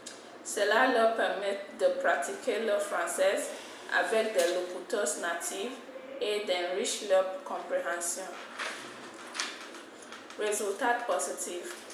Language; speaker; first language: French; non-native, fluent; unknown